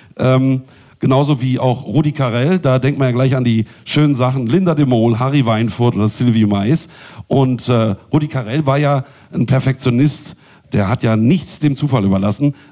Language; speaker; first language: German; native; German